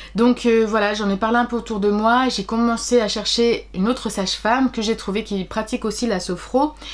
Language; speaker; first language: French; native; French